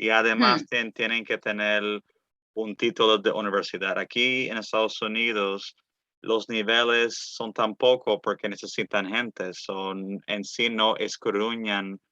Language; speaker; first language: Spanish; early bilingual, heritage; Spanish